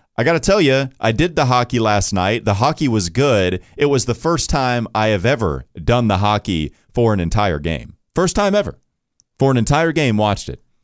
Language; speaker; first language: English; native; English